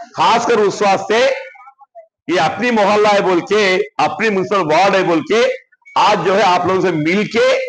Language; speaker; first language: Hindi; non-native, local second language; Telugu